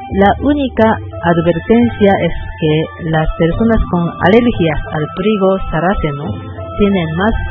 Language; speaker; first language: Spanish; non-native, learner; Japanese